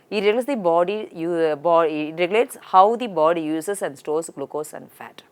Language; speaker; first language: English; non-native, local second language; Tamil